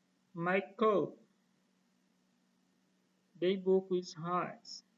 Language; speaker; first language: English; non-native, fluent; Portuguese